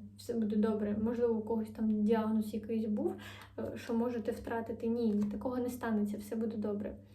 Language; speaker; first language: Ukrainian; non-native, local second language; Russian